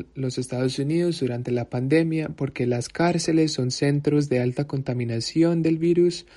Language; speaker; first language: Spanish; early bilingual, heritage; Spanish